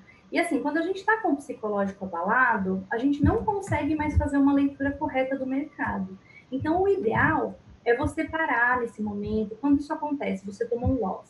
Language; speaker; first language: Portuguese; native; Portuguese